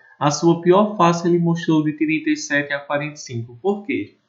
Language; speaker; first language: Portuguese; native; Portuguese